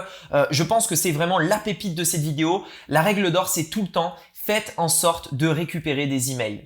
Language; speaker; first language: French; native; French